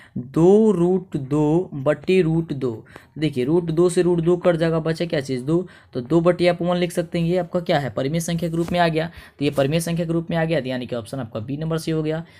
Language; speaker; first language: Hindi; native; Hindi